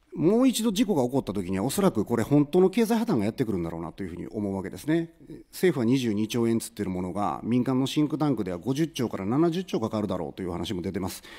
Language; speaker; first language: Japanese; native; Japanese